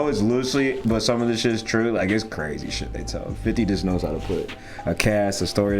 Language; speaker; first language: English; native; English